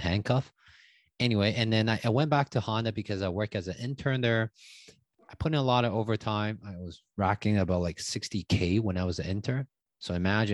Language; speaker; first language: English; non-native, fluent; Chinese